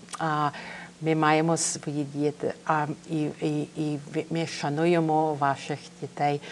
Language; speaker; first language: Ukrainian; early bilingual, heritage; English